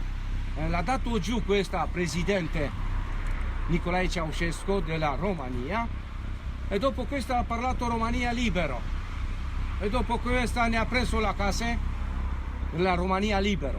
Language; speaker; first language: Italian; non-native, learner; Romanian